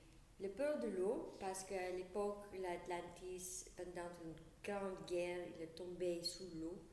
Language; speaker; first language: French; non-native, learner; English